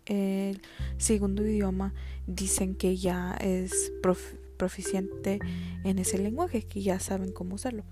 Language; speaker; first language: Spanish; early bilingual, heritage; Spanish